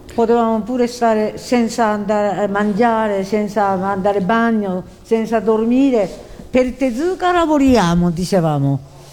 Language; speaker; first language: Italian; non-native, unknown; Japanese